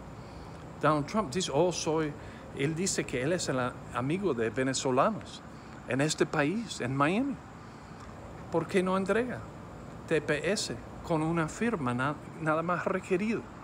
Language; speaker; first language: Spanish; non-native, fluent; English